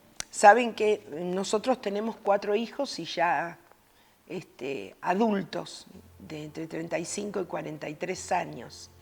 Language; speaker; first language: Spanish; native; Spanish